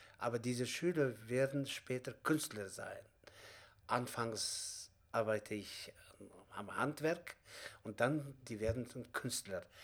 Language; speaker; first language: German; non-native, fluent; Kazakh